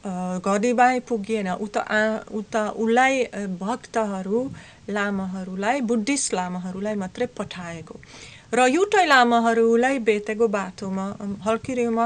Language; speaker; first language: Nepali; non-native, learner; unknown